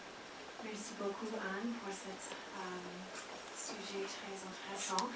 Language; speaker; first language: French; non-native, learner; English